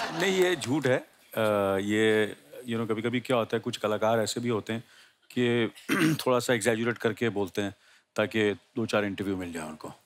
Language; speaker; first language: Hindi; native; Hindi